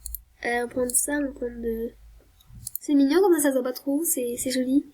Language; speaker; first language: French; native; French